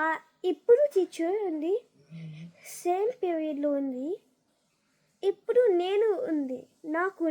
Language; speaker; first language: Telugu; early bilingual, heritage; Telugu